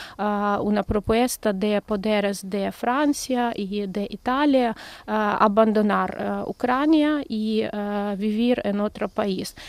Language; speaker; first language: Spanish; non-native, learner; Ukrainian